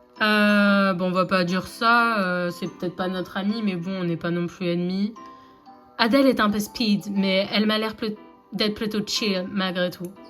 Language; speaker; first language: French; native; French